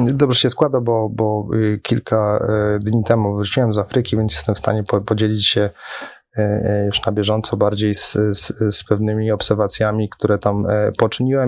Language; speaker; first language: Polish; native; Polish